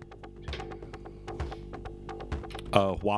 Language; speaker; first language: English; native; English